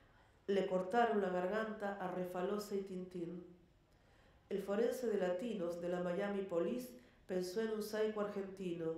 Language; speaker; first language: Spanish; native; Spanish